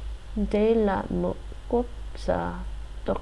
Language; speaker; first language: Vietnamese; non-native, learner; English